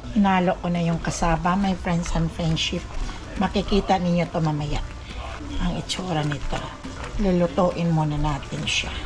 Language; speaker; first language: Filipino; non-native, local second language; Cebuano